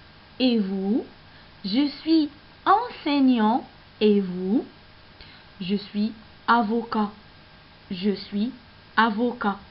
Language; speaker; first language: French; non-native, local second language; Arabic